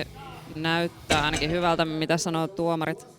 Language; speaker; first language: Finnish; native; Finnish